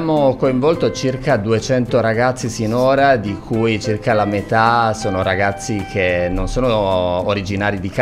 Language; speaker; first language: Italian; native; Italian